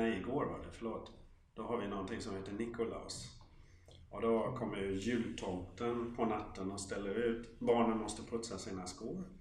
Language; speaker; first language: Swedish; non-native, fluent; German